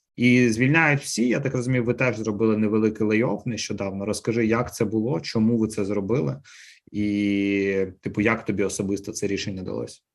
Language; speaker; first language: Ukrainian; native; Ukrainian